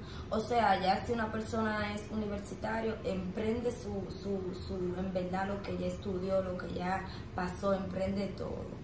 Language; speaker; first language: Spanish; native; Spanish